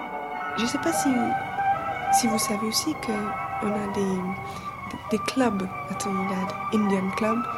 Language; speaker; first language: French; non-native, fluent; English